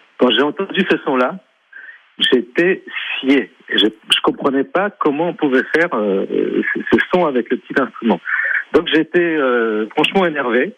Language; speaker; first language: French; non-native, fluent; Polish